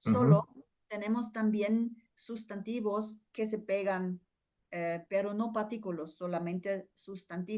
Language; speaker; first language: Spanish; non-native, fluent; German